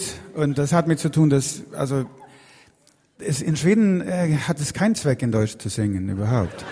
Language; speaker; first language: German; non-native, learner; Swedish